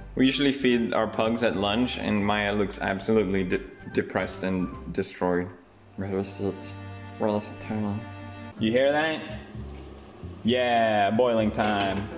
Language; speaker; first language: English; non-native, fluent; Swedish